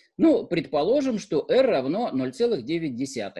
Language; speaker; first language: Russian; native; Russian